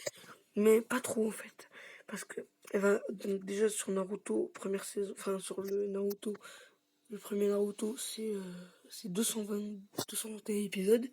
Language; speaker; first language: French; native; French